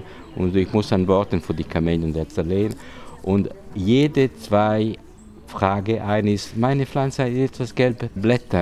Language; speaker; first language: German; non-native, learner; Italian